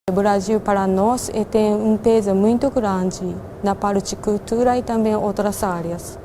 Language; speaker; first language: Portuguese; non-native, fluent; Japanese